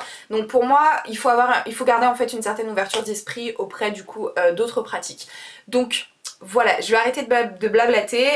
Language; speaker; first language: French; native; French